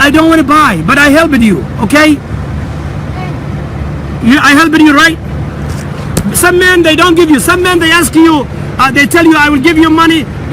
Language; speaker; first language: English; non-native, fluent; Somali